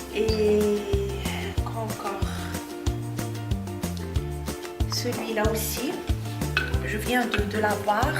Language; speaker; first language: French; non-native, local second language; Arabic